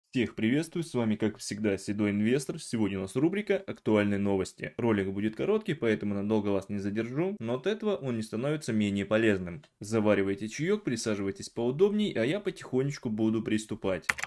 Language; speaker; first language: Russian; native; Russian